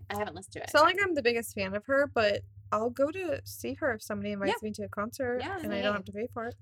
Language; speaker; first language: English; native; English